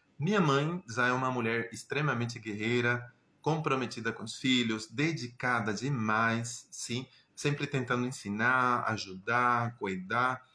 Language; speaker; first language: Portuguese; non-native, fluent; Spanish